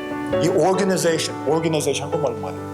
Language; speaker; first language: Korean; early bilingual, heritage; Korean